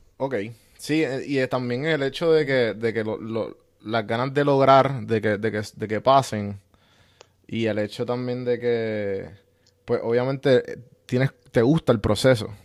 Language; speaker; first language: Spanish; native; Spanish